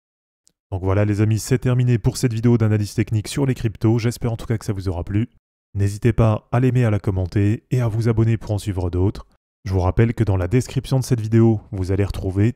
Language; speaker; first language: French; native; French